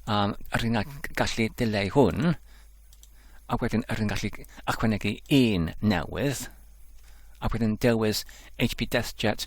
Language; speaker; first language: Welsh; non-native, learner; English